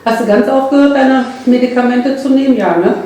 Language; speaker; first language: German; native; German